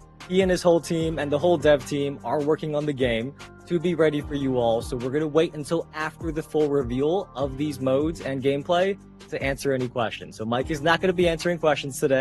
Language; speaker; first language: English; native; English